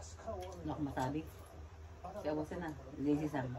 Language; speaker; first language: Japanese; non-native, learner; Filipino